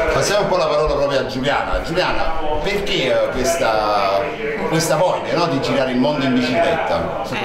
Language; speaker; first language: Italian; native; Italian